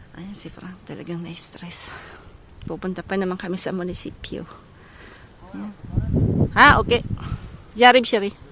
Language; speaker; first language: Filipino; native; Filipino